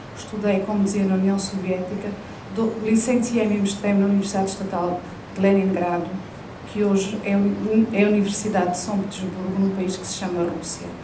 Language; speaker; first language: Portuguese; native; Portuguese